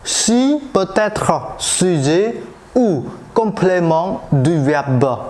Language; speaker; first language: French; non-native, fluent; Khmer